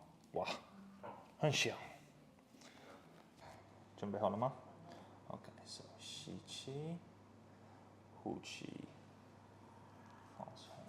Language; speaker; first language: Chinese; non-native, fluent; English